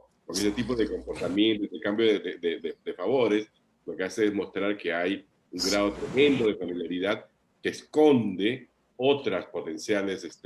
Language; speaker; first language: Spanish; native; Spanish